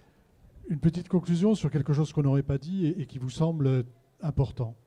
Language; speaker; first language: French; native; French